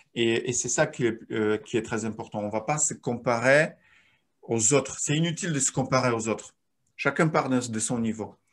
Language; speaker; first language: French; non-native, fluent; Polish